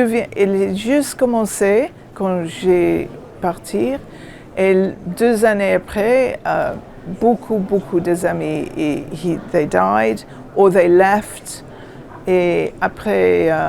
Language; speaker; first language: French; non-native, learner; English